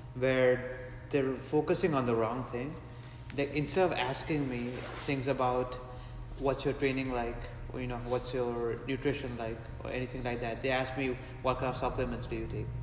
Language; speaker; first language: English; non-native, local second language; Gujarati